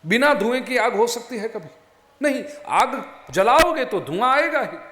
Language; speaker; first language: Hindi; non-native, local second language; Gujarati